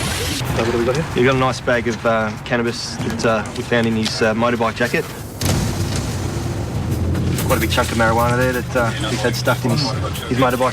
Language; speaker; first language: English; native; English